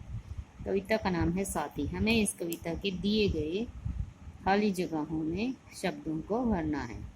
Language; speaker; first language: Hindi; native; Hindi